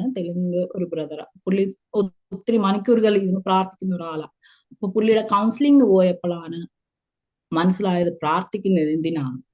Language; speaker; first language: Malayalam; early bilingual, heritage; Malayalam